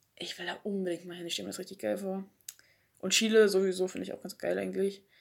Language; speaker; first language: German; native; German